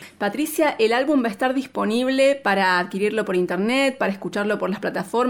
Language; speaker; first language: Spanish; native; Spanish